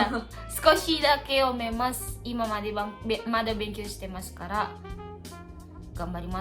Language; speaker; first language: Japanese; non-native, learner; Indonesian